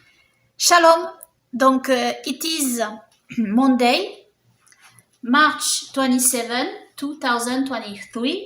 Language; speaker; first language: English; non-native, learner; French